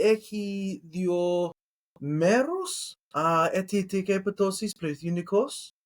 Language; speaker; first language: Greek; non-native, learner; English